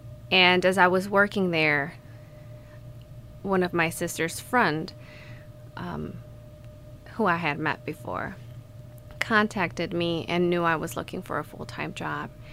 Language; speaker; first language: English; early bilingual, other home language; Spanish